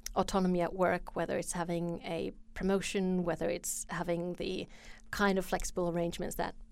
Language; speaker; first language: English; non-native, fluent; Finnish